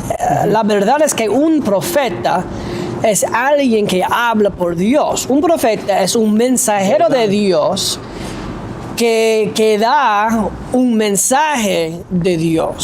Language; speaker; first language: Spanish; non-native, fluent; English